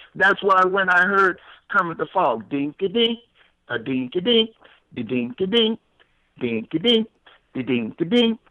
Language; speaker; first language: English; native; English